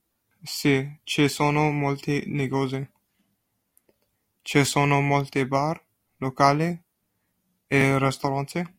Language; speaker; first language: Italian; non-native, learner; English